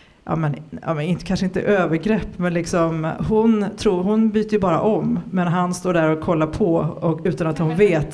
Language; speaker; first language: Swedish; native; Swedish